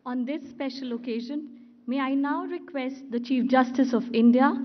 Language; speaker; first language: English; non-native, local second language; Hindi